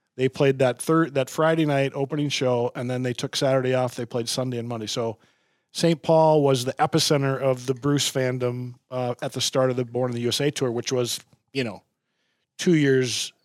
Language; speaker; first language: English; native; English